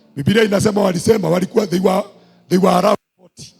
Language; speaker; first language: English; non-native, local second language; Swahili